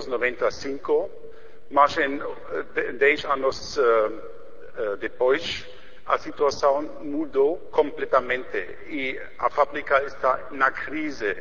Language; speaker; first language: Portuguese; non-native, learner; German